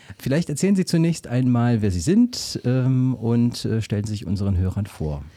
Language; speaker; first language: German; native; German